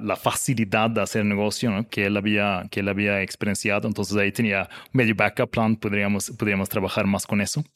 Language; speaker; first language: Spanish; non-native, fluent; Swedish